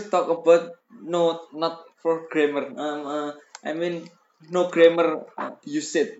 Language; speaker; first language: English; non-native, learner; Indonesian